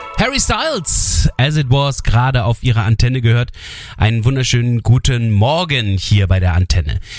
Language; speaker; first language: German; native; German